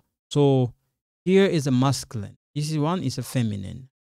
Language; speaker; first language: English; non-native, fluent; Lingala